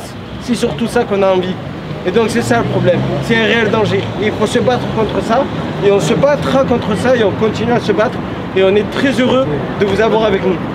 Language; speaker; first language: French; native; French